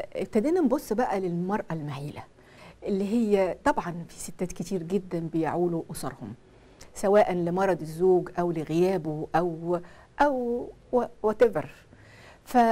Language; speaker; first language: Arabic; native; Arabic